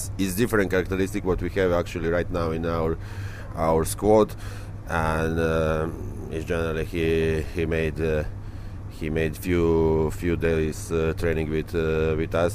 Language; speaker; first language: English; non-native, learner; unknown